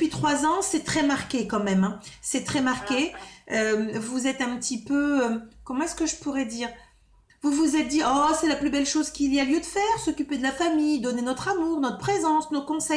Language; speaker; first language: French; native; French